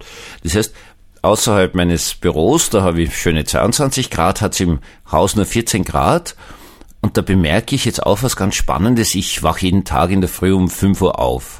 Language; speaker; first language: German; native; German